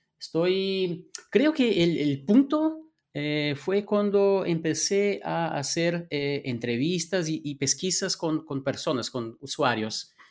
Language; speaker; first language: Spanish; non-native, fluent; Portuguese